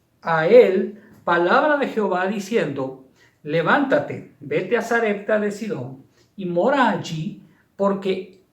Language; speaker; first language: Spanish; native; Spanish